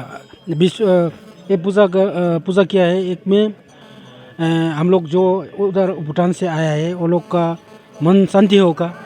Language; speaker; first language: Hindi; non-native, learner; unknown